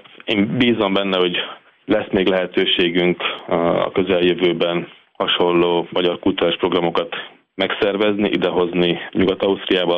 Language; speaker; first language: Hungarian; native; Hungarian